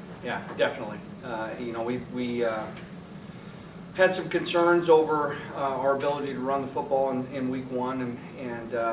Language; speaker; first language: English; native; English